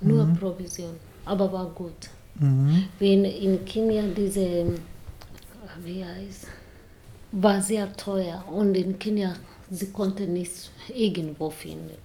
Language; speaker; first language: German; non-native, learner; Swahili